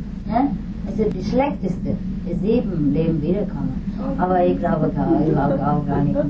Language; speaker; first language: German; non-native, fluent; Vietnamese